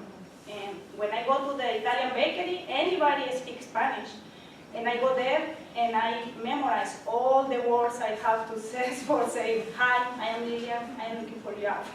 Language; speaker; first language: English; non-native, learner; Spanish